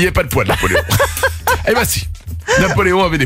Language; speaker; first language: French; native; French